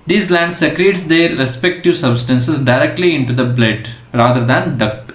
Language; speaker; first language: English; non-native, local second language; Kannada